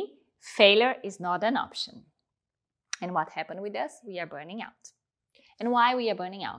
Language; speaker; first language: English; non-native, fluent; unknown